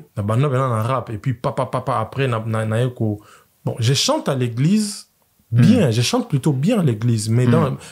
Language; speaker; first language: French; non-native, local second language; Swahili